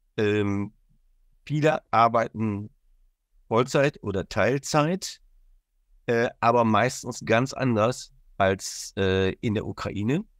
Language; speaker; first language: German; native; German